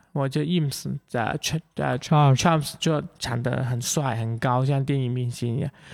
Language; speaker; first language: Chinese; non-native, local second language; Cantonese